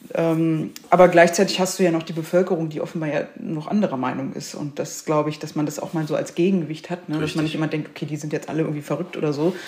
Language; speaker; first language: German; native; German